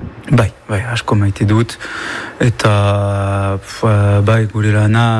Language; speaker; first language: Basque; non-native, local second language; French